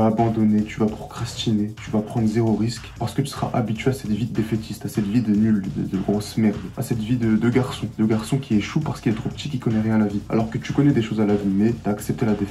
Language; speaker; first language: French; native; French